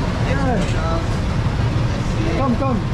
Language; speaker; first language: English; non-native, learner; French